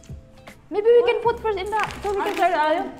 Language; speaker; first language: English; non-native, local second language; Filipino